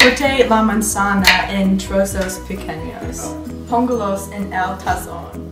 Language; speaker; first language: Spanish; non-native, learner; English